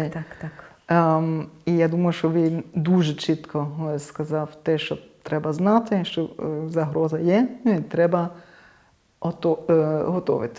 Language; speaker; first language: Ukrainian; non-native, learner; German